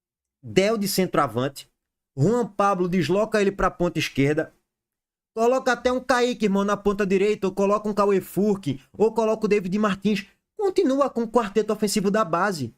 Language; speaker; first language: Portuguese; native; Portuguese